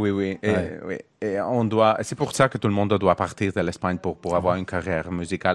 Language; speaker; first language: French; non-native, learner; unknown